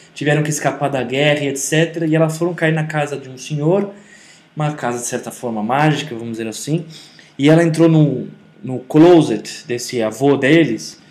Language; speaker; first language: Portuguese; native; Portuguese